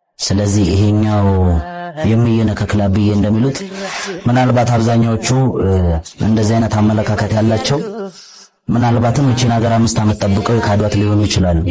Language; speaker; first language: Amharic; non-native, local second language; Oromo